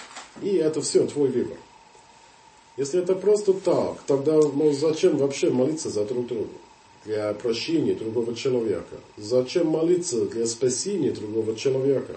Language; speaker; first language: Russian; non-native, fluent; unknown